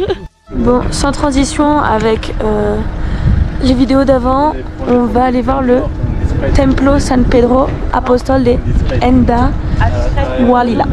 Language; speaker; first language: French; native; French